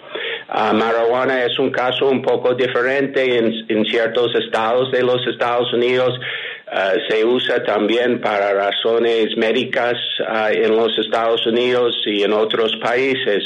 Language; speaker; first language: Spanish; non-native, fluent; English